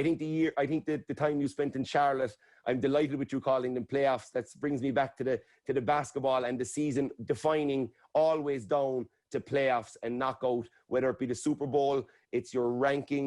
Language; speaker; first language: English; native; English